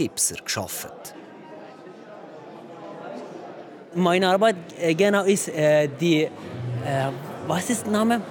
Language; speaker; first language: German; non-native, learner; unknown